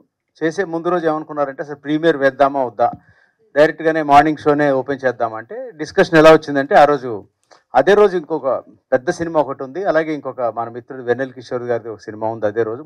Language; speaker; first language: Telugu; native; Telugu